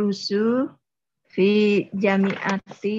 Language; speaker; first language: Arabic; non-native, learner; Indonesian